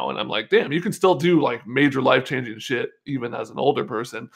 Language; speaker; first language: English; native; English